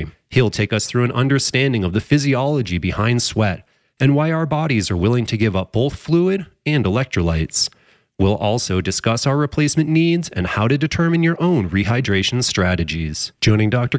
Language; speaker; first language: English; native; English